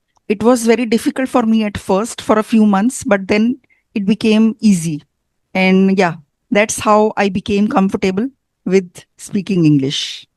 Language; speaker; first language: English; non-native, fluent; Hindi